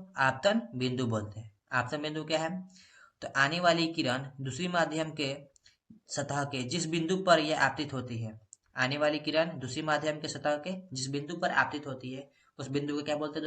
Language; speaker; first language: Hindi; native; Hindi